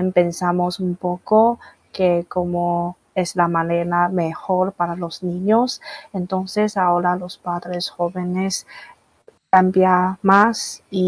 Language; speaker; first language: Spanish; non-native, fluent; Chinese